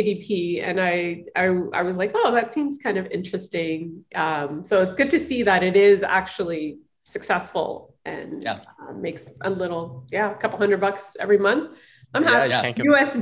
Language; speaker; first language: English; native; English